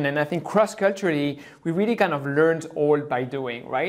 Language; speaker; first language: English; non-native, fluent; French